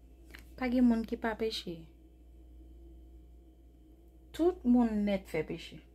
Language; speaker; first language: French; non-native, local second language; Haitian Creole